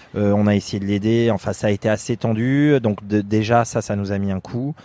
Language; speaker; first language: French; native; French